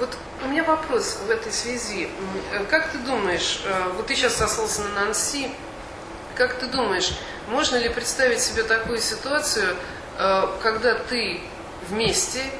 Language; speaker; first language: Russian; native; Russian